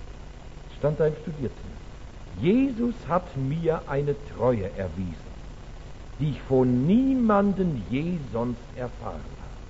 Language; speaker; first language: German; native; German